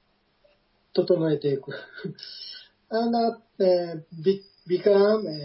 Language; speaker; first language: English; non-native, learner; Japanese